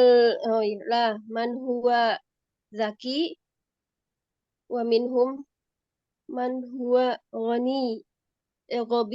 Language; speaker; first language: Arabic; non-native, learner; Indonesian